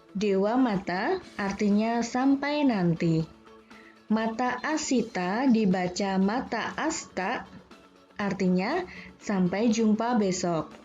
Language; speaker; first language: Indonesian; native; Indonesian